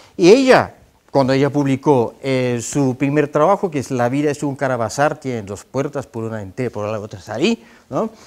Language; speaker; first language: Spanish; non-native, fluent; Dutch